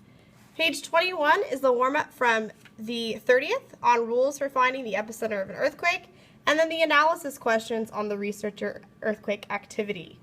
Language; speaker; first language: English; native; English